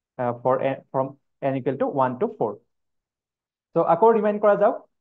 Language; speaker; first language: English; non-native, local second language; Assamese